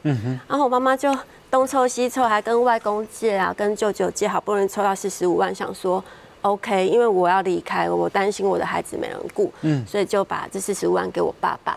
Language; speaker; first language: Chinese; native; Chinese